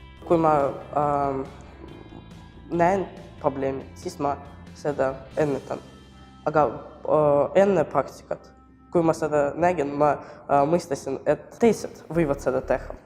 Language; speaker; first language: Estonian; non-native, local second language; Russian